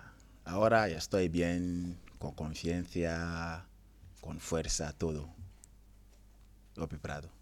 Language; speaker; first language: Spanish; non-native, learner; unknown